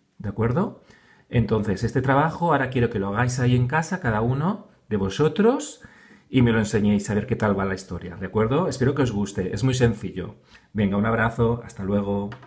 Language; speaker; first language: Spanish; native; Spanish